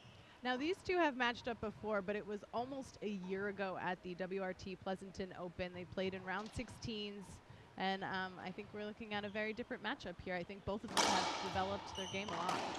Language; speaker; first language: English; native; English